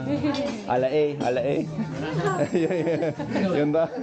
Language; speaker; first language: Filipino; non-native, fluent; English